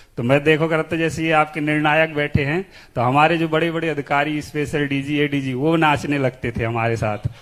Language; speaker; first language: Hindi; native; Hindi